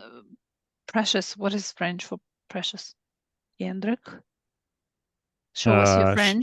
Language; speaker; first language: English; non-native, fluent; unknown